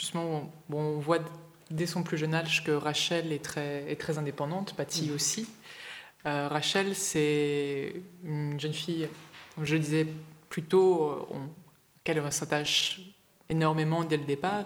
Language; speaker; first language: French; native; French